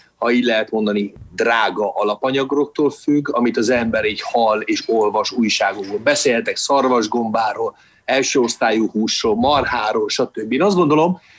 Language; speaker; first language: Hungarian; non-native, fluent; Italian